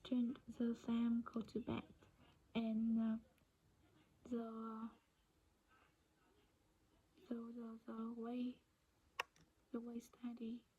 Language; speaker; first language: English; non-native, learner; Vietnamese